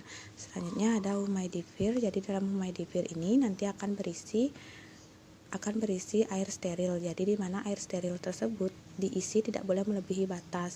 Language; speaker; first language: Indonesian; native; Indonesian